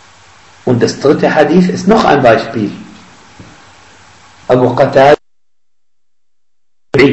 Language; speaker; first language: German; non-native, fluent; Arabic